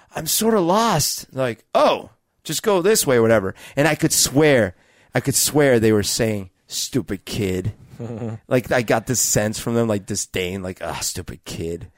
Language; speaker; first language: English; non-native, fluent; Spanish